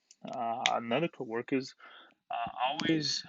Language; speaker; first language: English; native; English